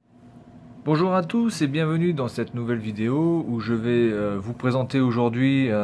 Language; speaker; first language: French; native; French